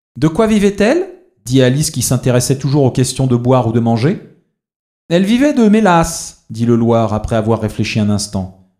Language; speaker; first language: French; native; French